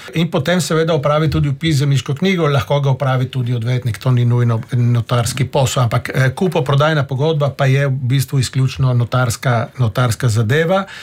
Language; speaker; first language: Slovenian; native; Slovenian